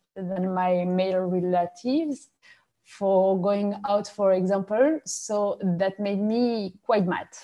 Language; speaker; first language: English; non-native, fluent; French